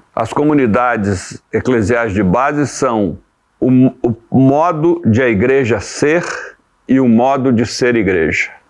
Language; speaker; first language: Portuguese; native; Portuguese